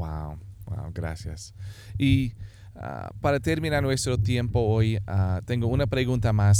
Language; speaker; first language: Spanish; non-native, fluent; English